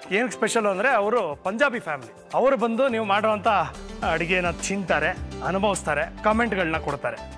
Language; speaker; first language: Kannada; native; Kannada